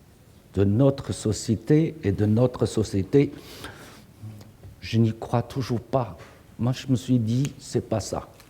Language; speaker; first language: French; non-native, fluent; Chinese